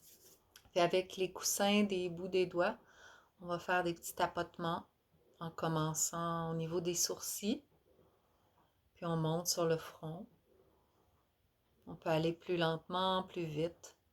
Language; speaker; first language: French; native; French